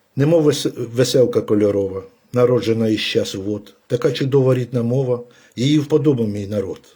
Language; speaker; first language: Ukrainian; native; Ukrainian